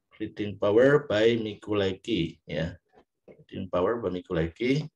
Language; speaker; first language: English; non-native, fluent; Indonesian